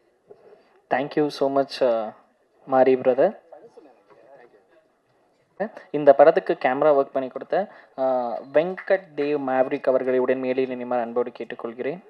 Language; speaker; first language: Tamil; native; Tamil